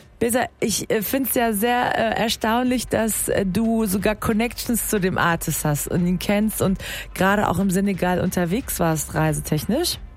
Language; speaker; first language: German; native; German